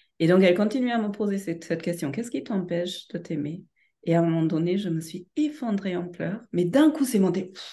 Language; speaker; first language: French; non-native, fluent; German